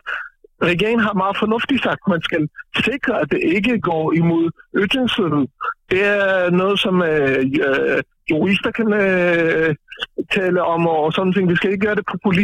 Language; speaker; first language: Danish; non-native, fluent; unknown